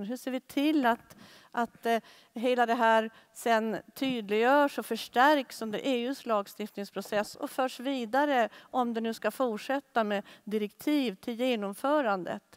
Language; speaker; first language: Swedish; native; Swedish